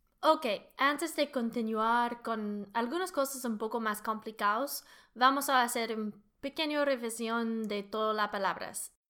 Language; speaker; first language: Spanish; non-native, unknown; English